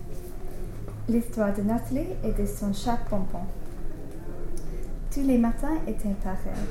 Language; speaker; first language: French; non-native, learner; English